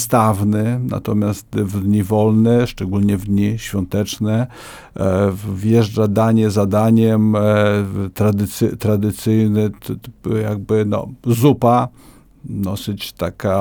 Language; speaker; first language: Polish; native; Polish